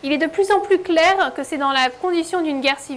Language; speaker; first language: French; native; French